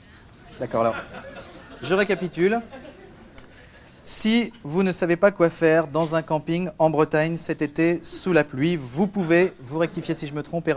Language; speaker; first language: French; native; French